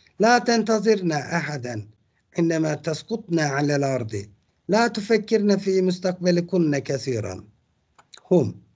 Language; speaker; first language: Arabic; non-native, fluent; Turkish